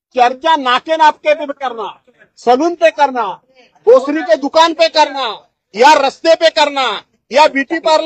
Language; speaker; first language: Hindi; non-native, local second language; Marathi